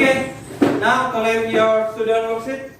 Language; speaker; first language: English; non-native, learner; Indonesian